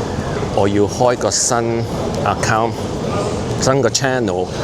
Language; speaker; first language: Cantonese; early bilingual, heritage; Cantonese